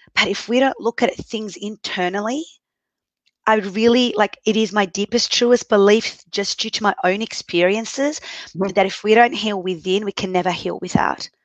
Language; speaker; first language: English; early bilingual, other home language; Arabic